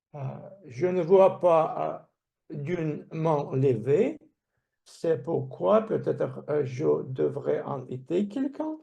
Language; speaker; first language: French; non-native, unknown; Russian